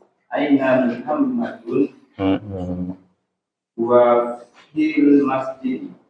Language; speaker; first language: Arabic; non-native, learner; Indonesian